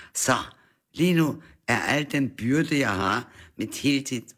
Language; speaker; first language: Danish; non-native, fluent; German